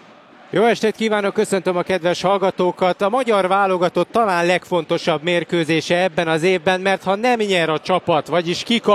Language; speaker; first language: Hungarian; native; Hungarian